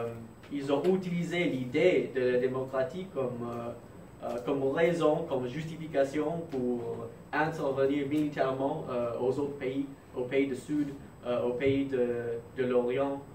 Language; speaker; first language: French; non-native, fluent; English